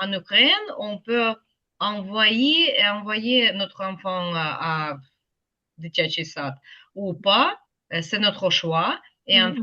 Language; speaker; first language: French; non-native, fluent; Ukrainian